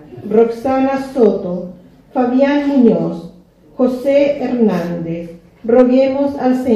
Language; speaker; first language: Spanish; native; Spanish